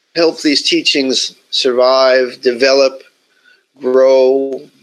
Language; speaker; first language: English; native; English